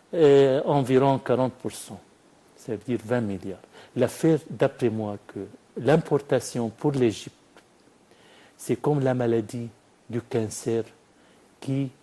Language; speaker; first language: French; non-native, fluent; Arabic